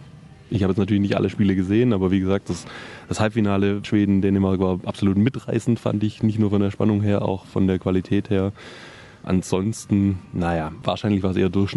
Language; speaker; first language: German; native; German